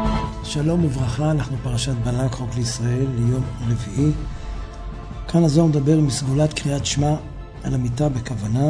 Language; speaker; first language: Hebrew; native; Hebrew